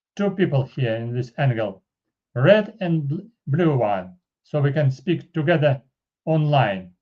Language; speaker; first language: English; non-native, fluent; Russian